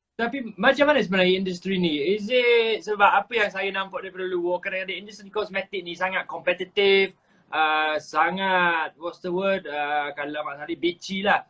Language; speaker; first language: Malay; native; Malay